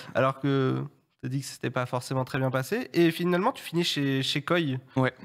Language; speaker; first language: French; native; French